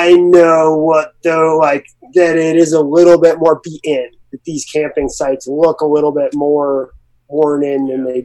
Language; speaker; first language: English; native; English